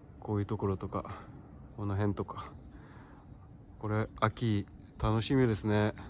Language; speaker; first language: Japanese; non-native, fluent; Swedish